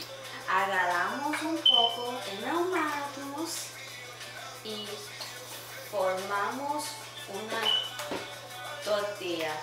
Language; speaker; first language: Spanish; non-native, learner; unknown